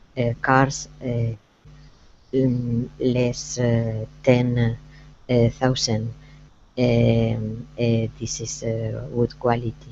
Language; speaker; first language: English; non-native, learner; Spanish